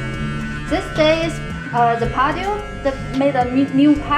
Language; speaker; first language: English; non-native, learner; Chinese